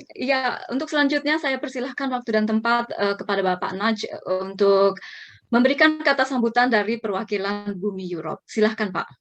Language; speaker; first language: Indonesian; native; Indonesian